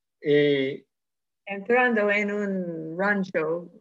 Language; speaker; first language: Spanish; non-native, fluent; English